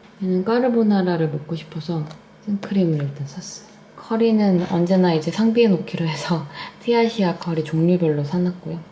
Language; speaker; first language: Korean; native; Korean